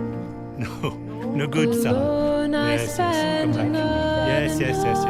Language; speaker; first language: English; non-native, learner; French